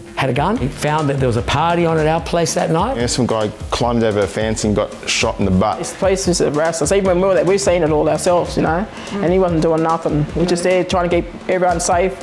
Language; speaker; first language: English; native; English